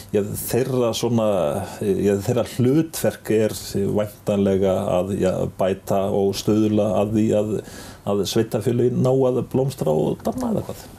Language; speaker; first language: Icelandic; native; Icelandic